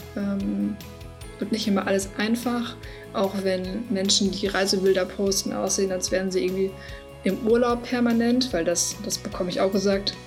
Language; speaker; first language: German; native; German